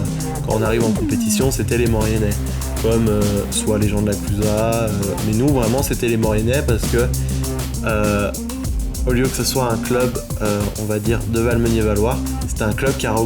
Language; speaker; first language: French; native; French